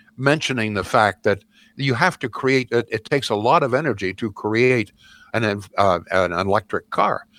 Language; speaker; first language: English; native; English